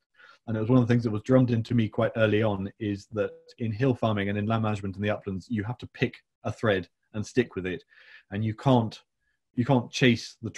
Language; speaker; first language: English; native; English